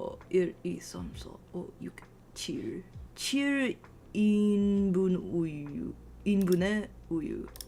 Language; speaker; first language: Korean; non-native, learner; English